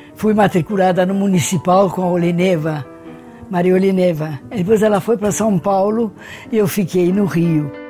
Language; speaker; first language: Portuguese; early bilingual, other home language; Hungarian